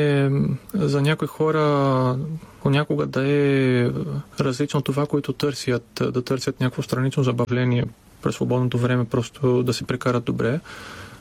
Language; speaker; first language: Bulgarian; non-native, fluent; Greek